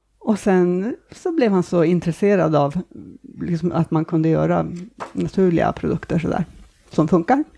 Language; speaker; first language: Swedish; native; Swedish